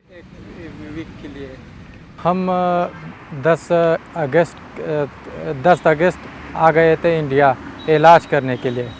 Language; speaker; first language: Hindi; non-native, fluent; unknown